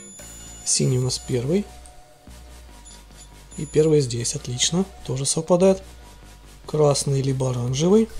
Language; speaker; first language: Russian; native; Russian